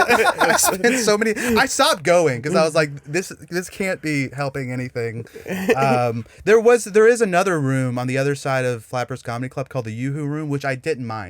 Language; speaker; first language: English; native; English